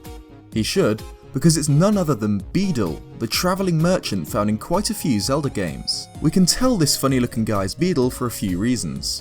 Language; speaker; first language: English; native; English